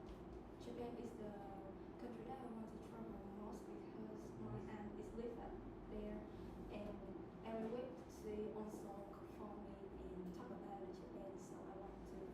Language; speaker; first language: English; non-native, learner; Vietnamese